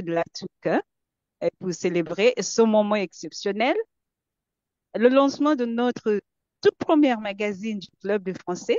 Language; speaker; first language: French; non-native, fluent; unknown